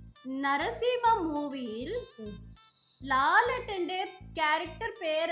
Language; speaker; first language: Malayalam; non-native, learner; Tamil